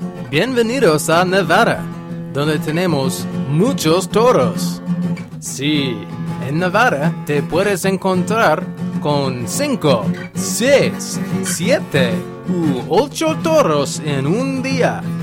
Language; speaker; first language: Spanish; non-native, learner; English